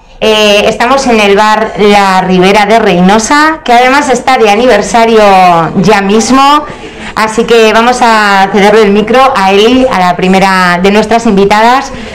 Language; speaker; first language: Spanish; native; Spanish